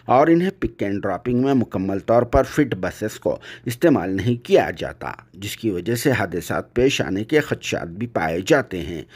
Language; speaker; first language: Hindi; native; Hindi